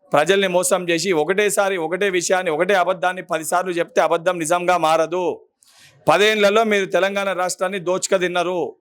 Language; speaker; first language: Telugu; native; Telugu